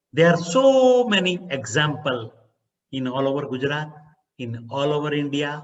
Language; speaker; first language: English; non-native, local second language; Gujarati